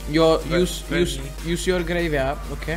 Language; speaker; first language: English; non-native, learner; Czech